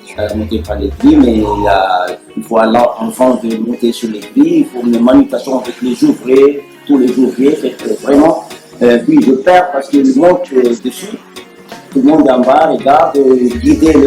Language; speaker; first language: French; non-native, local second language; Malagasy